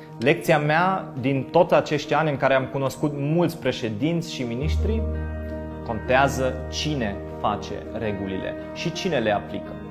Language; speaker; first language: Romanian; non-native, fluent; German